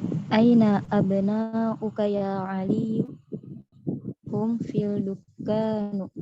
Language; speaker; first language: Arabic; non-native, learner; Indonesian